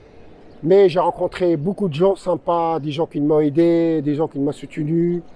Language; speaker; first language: French; non-native, local second language; Arabic